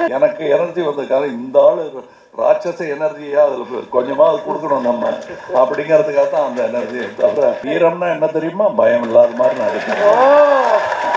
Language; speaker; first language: Tamil; native; Tamil